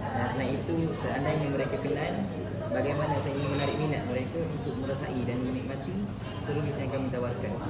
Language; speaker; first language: Malay; native; Malay